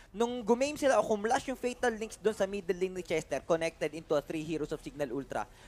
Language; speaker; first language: Filipino; native; Filipino